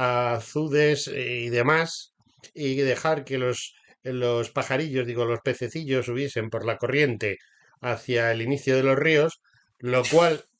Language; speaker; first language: Spanish; native; Spanish